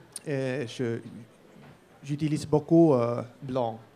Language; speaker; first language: French; non-native, learner; Finnish